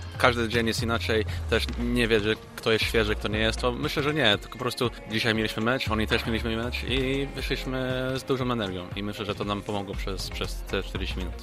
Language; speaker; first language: Polish; early bilingual, heritage; Polish